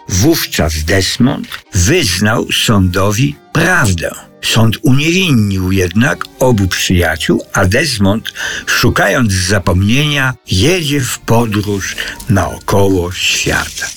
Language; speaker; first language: Polish; native; Polish